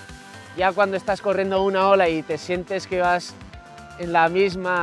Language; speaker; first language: Spanish; native; Spanish